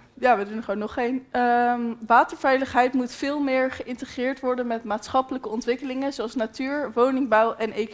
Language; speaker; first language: Dutch; native; Dutch